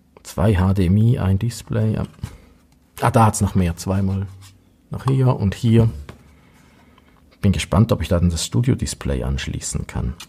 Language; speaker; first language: German; native; German